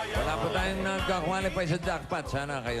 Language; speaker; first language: Filipino; native; Filipino